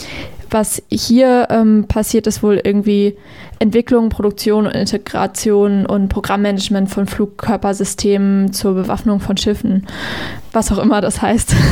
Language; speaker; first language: German; native; German